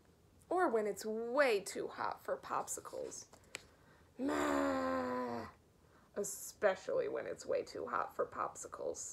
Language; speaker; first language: English; native; English